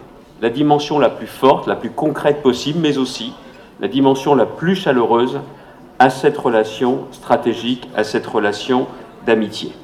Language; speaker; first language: French; native; French